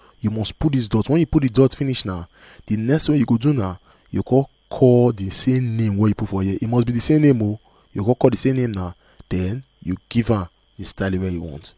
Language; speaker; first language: Nigerian Pidgin; native; Nigerian Pidgin